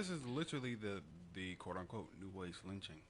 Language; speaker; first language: English; native; English